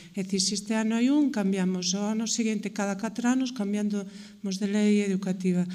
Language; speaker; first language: Galician; non-native, local second language; Spanish